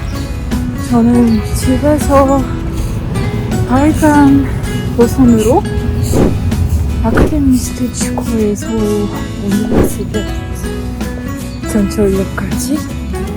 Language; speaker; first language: Korean; non-native, learner; Ukrainian